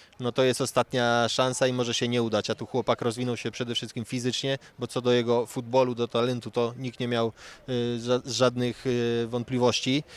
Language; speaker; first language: Polish; native; Polish